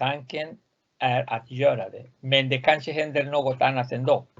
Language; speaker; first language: Swedish; non-native, fluent; Spanish